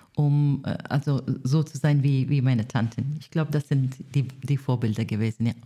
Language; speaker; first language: German; non-native, fluent; Persian